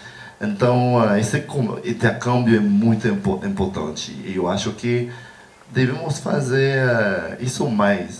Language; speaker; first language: Portuguese; non-native, learner; Haitian Creole